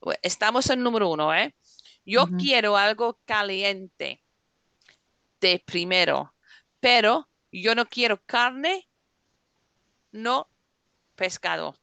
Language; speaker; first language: Spanish; non-native, fluent; English